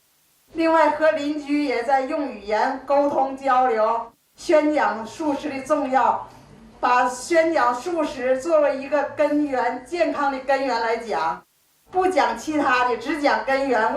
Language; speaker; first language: Chinese; native; Chinese